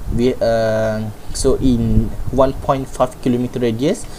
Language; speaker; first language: English; non-native, local second language; Malay